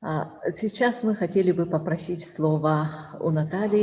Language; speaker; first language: Russian; native; Russian